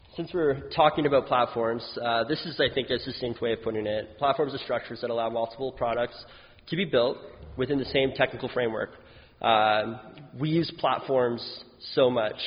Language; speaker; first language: English; native; English